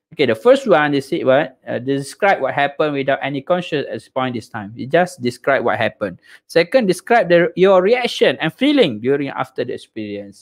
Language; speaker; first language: English; non-native, local second language; Malay